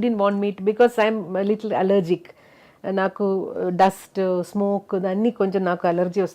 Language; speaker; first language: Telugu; non-native, fluent; Malayalam